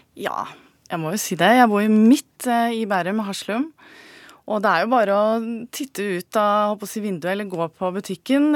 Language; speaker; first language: Norwegian; native; Norwegian